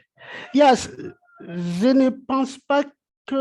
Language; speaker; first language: French; non-native, local second language; Malagasy